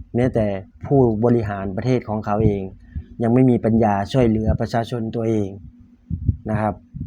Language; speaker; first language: Thai; native; Thai